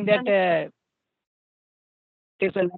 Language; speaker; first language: English; non-native, learner; Santali